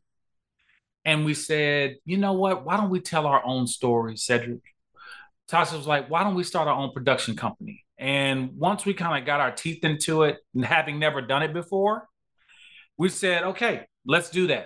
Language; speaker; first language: English; native; English